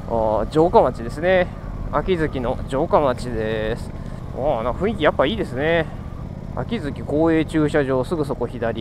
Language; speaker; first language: Japanese; native; Japanese